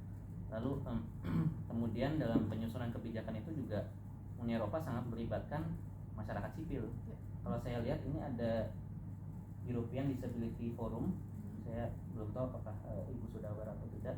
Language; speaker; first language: Indonesian; native; Indonesian